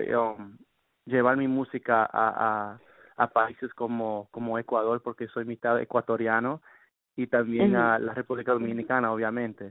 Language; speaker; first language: Spanish; early bilingual, heritage; Spanish